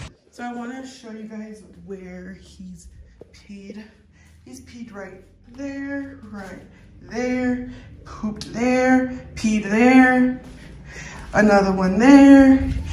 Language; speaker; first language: English; early bilingual, other home language; Spanish